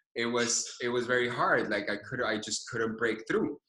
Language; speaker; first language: English; non-native, fluent; Spanish